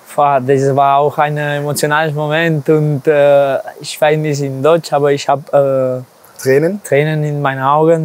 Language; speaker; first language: German; non-native, learner; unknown